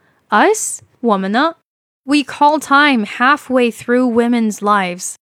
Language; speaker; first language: English; non-native, fluent; Chinese